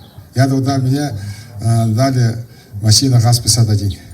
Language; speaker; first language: Russian; non-native, local second language; Tuvinian